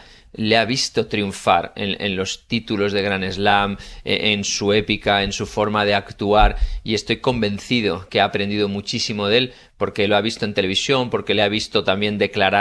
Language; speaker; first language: Spanish; native; Spanish